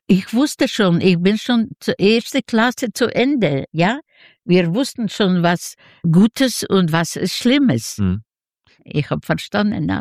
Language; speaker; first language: German; non-native, learner; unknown